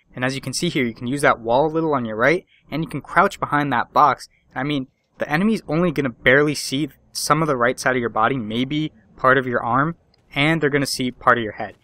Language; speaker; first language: English; native; English